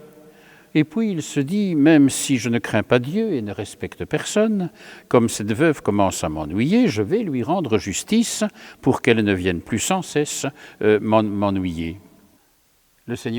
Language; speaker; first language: French; native; French